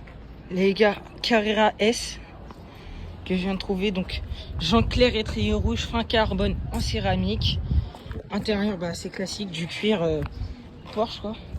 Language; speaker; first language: French; native; French